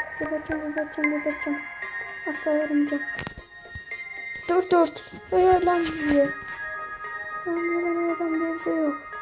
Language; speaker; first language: Turkish; native; Turkish